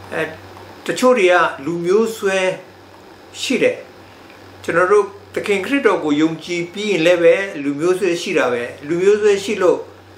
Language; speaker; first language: Burmese; non-native, local second language; Hakha Chin